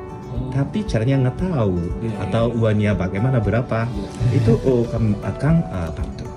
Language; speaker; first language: Indonesian; non-native, learner; Japanese